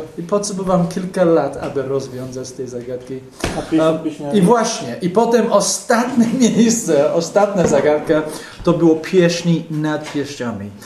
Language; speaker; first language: Polish; non-native, fluent; English